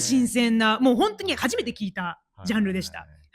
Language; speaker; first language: Japanese; native; Japanese